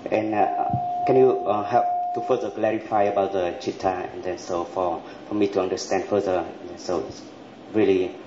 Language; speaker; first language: English; non-native, learner; Vietnamese